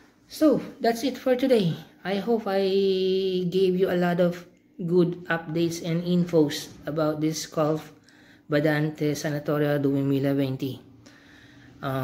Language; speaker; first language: English; non-native, local second language; Filipino